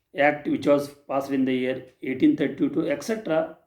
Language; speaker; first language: English; non-native, local second language; Kannada